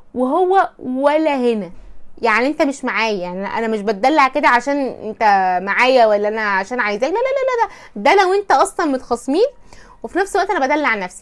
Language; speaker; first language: Arabic; native; Arabic